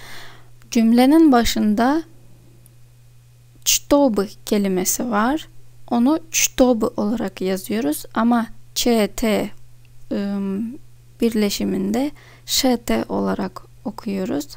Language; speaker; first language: Turkish; non-native, fluent; Russian